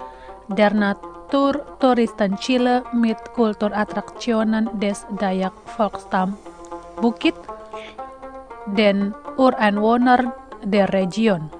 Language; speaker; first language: German; non-native, fluent; Indonesian